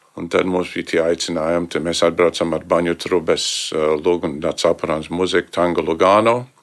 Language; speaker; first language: Latvian; early bilingual, heritage; Latvian